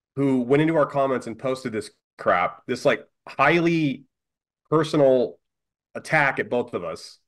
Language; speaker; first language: English; native; English